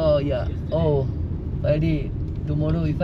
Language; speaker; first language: English; non-native, local second language; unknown